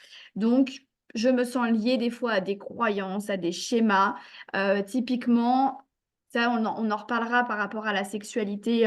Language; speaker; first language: French; native; French